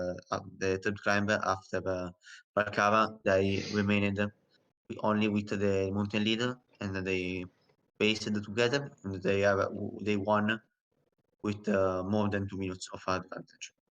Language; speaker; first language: English; non-native, learner; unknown